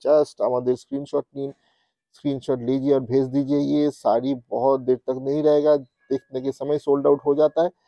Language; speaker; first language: Hindi; non-native, local second language; Bangla